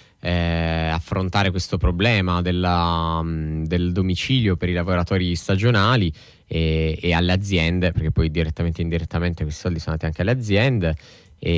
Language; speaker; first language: Italian; native; Italian